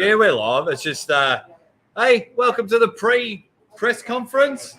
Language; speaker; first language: English; native; English